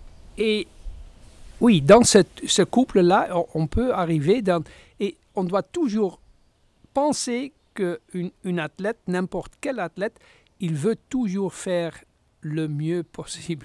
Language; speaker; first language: French; non-native, fluent; Dutch